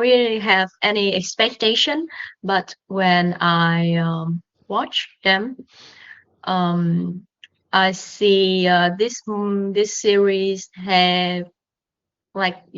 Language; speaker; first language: English; non-native, learner; Vietnamese